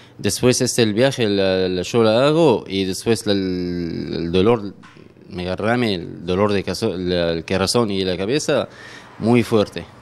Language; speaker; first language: Spanish; non-native, learner; Arabic